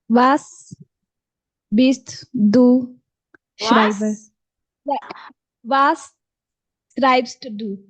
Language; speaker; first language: German; non-native, learner; Hindi